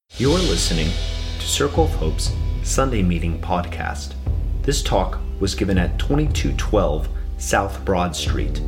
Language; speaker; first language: English; native; English